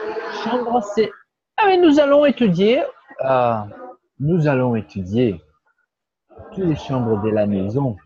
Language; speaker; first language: French; non-native, learner; Portuguese